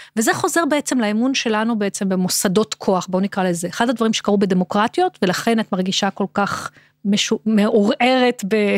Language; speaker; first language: Hebrew; native; Hebrew